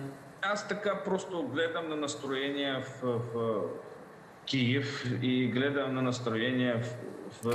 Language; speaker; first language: Bulgarian; non-native, fluent; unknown